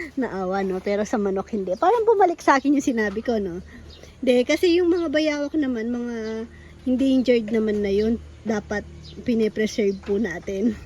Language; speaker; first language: Filipino; non-native, local second language; Pampanga